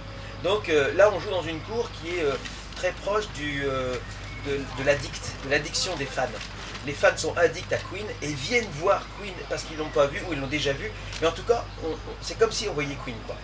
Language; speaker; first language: French; native; French